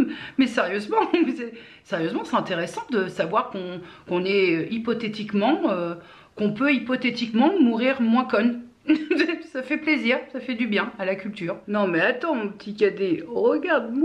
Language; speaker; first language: French; native; French